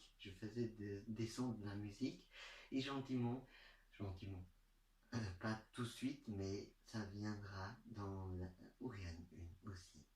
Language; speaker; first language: French; non-native, learner; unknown